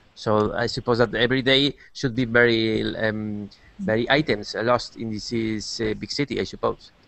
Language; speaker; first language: English; non-native, learner; Spanish